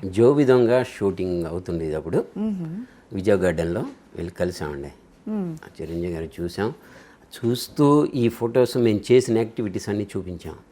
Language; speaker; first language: Telugu; native; Telugu